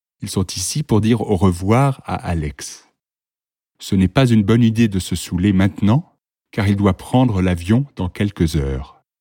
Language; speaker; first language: French; non-native, learner; Russian